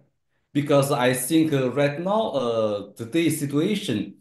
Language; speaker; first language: English; non-native, learner; Chinese